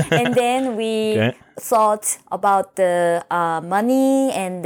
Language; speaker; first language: English; non-native, fluent; Korean